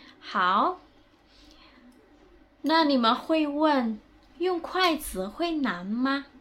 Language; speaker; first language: Chinese; non-native, fluent; Indonesian